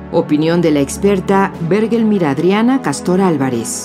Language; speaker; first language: Spanish; native; Spanish